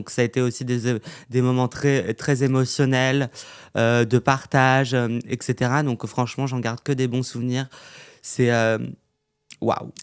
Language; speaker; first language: French; native; French